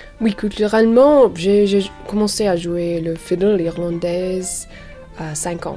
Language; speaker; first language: French; non-native, learner; English